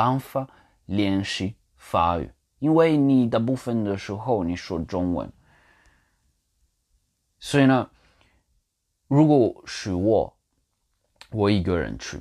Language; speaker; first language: Chinese; non-native, learner; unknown